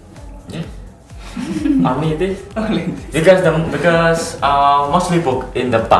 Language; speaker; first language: English; non-native, learner; Indonesian